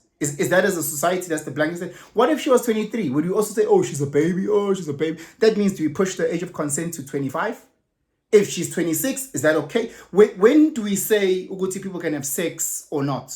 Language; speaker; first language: English; non-native, local second language; Zulu